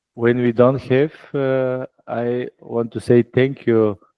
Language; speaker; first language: English; non-native, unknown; Bulgarian